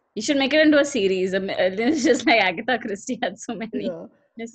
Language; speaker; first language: English; non-native, local second language; Gujarati